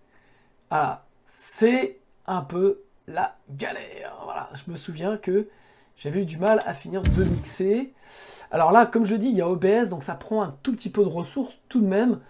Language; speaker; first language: French; native; French